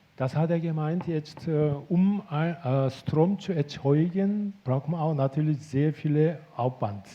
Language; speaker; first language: German; non-native, fluent; Korean